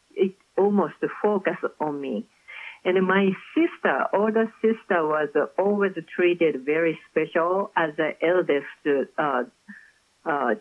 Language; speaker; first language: English; non-native, fluent; Japanese